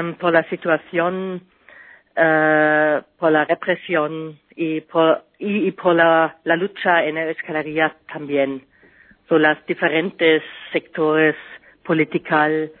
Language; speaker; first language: Spanish; non-native, learner; German